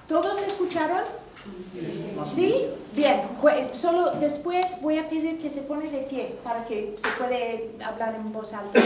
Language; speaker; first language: Spanish; non-native, fluent; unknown